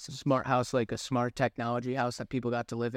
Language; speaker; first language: English; native; English